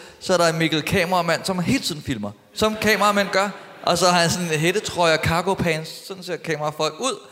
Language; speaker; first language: Danish; early bilingual, other home language; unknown